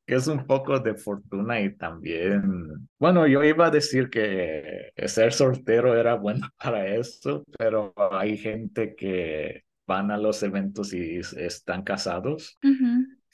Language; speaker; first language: Spanish; early bilingual, heritage; Spanish